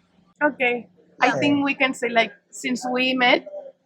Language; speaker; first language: English; non-native, fluent; Spanish